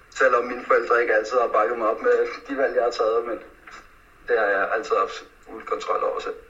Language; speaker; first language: Danish; early bilingual, other home language; Faroese